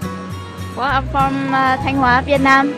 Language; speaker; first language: English; non-native, fluent; Vietnamese